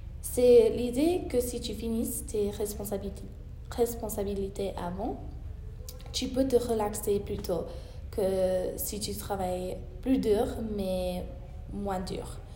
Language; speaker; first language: French; non-native, learner; English